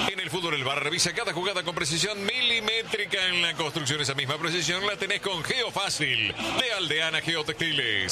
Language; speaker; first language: Spanish; native; Spanish